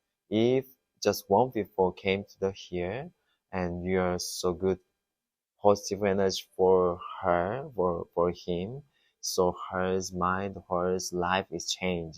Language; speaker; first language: English; non-native, learner; Korean